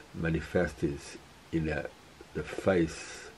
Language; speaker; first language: English; non-native, fluent; Portuguese